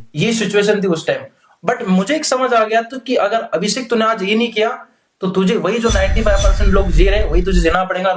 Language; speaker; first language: Hindi; non-native, local second language; Marathi